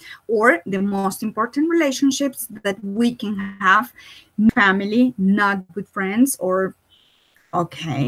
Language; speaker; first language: English; non-native, fluent; Spanish